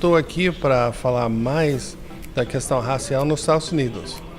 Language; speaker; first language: Portuguese; non-native, fluent; English